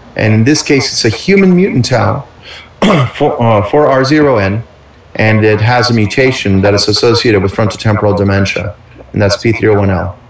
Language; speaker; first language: English; early bilingual, other home language; Spanish